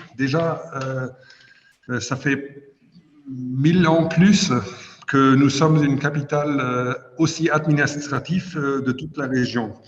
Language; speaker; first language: French; non-native, fluent; German